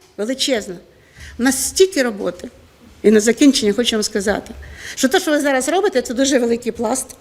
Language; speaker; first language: Ukrainian; native; Ukrainian